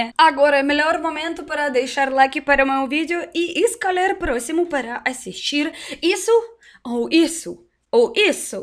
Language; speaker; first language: Portuguese; non-native, learner; Russian